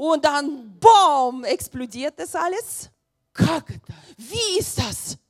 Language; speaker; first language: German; non-native, learner; Russian